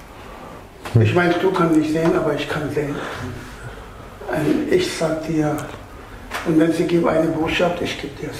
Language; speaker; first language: German; non-native, learner; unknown